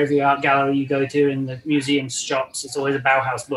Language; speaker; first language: English; native; English